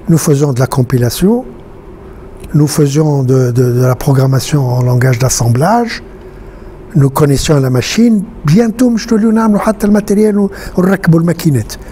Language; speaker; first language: French; non-native, local second language; Arabic